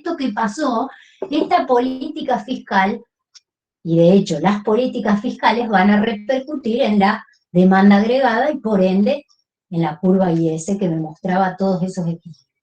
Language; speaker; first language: Spanish; native; Spanish